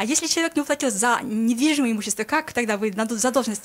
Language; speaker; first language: Russian; non-native, local second language; Kyrgyz